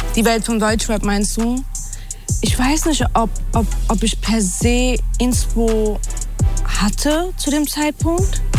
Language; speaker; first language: German; early bilingual, other home language; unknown